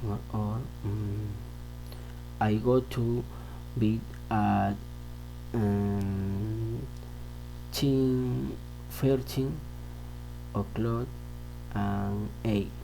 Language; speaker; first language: English; non-native, learner; Spanish